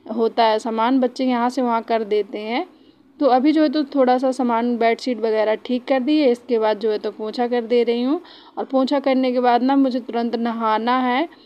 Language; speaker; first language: Hindi; native; Hindi